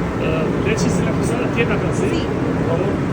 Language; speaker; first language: Spanish; non-native, learner; Albanian